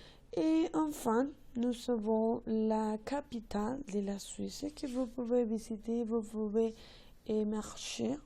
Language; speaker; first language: French; non-native, learner; Spanish